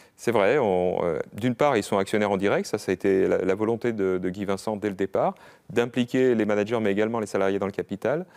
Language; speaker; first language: French; native; French